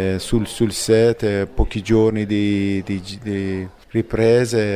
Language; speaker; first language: Italian; non-native, fluent; Persian